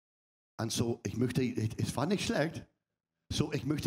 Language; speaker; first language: German; non-native, fluent; English